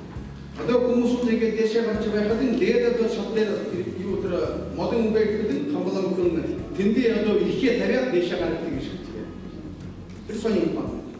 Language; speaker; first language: Mongolian; non-native, learner; Buriat